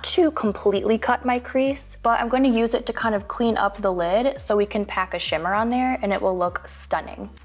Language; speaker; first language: English; native; English